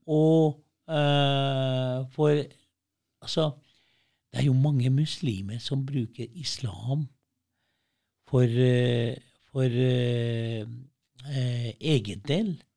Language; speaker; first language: Norwegian; early bilingual, other home language; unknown